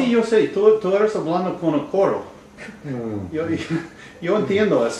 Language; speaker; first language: Spanish; non-native, learner; English